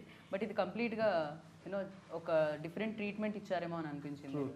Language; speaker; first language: Telugu; native; Telugu